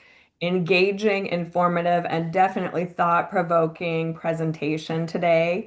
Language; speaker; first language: English; native; English